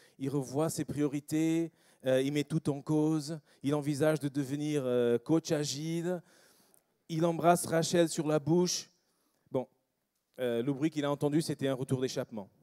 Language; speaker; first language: French; non-native, fluent; English